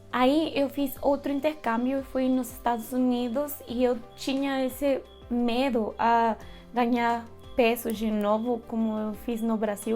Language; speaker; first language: Portuguese; non-native, fluent; Spanish